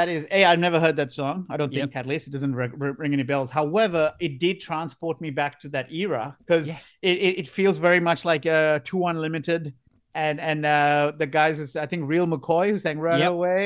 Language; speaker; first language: English; non-native, local second language; Sinhala